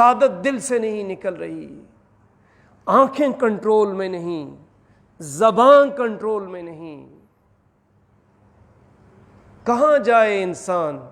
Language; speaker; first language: Urdu; native; Urdu